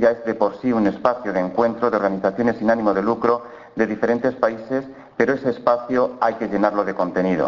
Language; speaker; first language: Spanish; native; Spanish